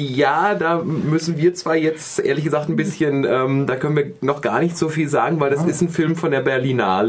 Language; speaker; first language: German; native; German